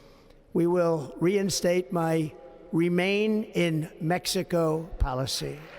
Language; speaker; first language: English; native; English